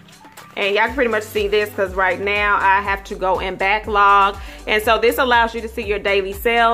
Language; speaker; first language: English; native; English